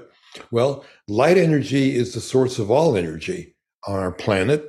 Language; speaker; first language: English; native; English